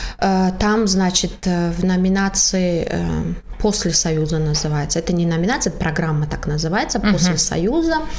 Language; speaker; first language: Russian; non-native, local second language; Tajik